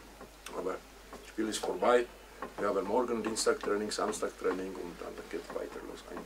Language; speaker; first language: German; non-native, fluent; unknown